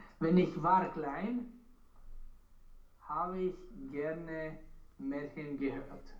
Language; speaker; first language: German; non-native, learner; Romanian